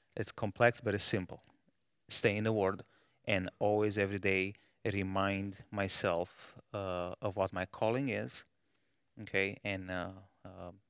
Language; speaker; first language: English; non-native, fluent; Romanian